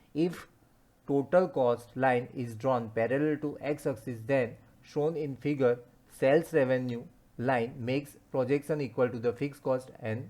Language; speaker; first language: English; non-native, local second language; Gujarati